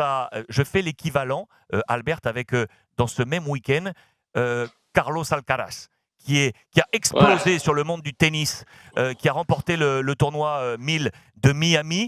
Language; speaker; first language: French; native; French